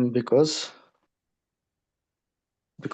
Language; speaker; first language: English; non-native, learner; Russian